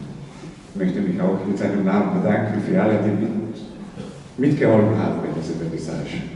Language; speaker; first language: German; non-native, fluent; Slovenian